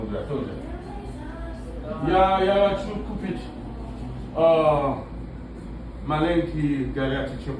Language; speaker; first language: Russian; non-native, learner; Haitian Creole